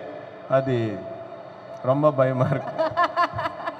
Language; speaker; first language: Tamil; non-native, learner; Telugu